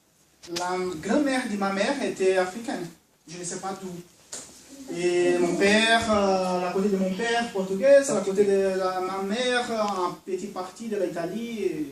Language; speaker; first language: French; non-native, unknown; Portuguese